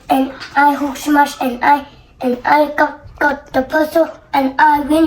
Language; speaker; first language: English; non-native, learner; Vietnamese